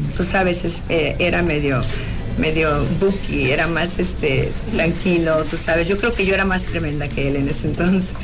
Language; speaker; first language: Spanish; early bilingual, heritage; Spanish